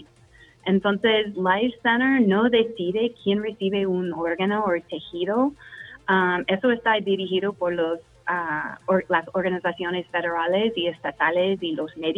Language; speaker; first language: Spanish; non-native, fluent; English